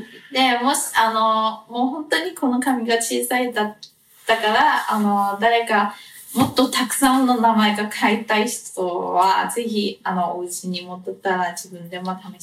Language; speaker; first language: Japanese; non-native, fluent; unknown